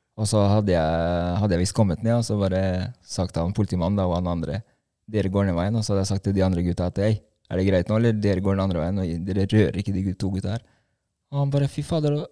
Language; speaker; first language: Norwegian; early bilingual, other home language; Albanian